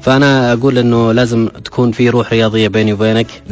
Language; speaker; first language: Arabic; native; Arabic